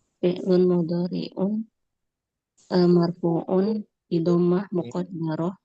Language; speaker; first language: Arabic; non-native, learner; Indonesian